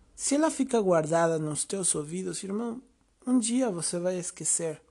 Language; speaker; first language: Portuguese; non-native, fluent; Spanish